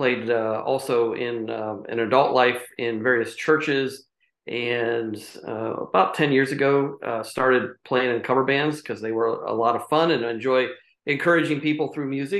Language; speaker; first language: English; native; English